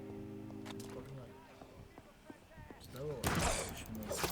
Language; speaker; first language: Russian; native; Russian